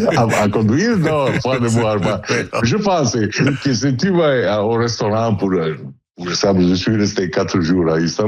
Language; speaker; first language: French; non-native, learner; Italian